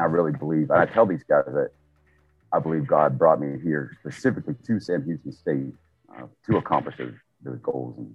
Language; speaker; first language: English; native; English